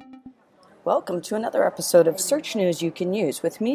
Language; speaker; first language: English; native; English